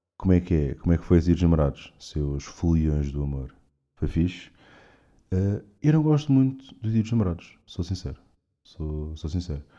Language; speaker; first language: Portuguese; native; Portuguese